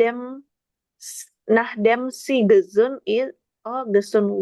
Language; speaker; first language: German; non-native, learner; Indonesian